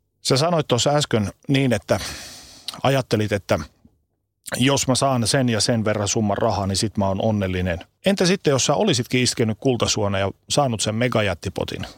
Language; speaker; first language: Finnish; native; Finnish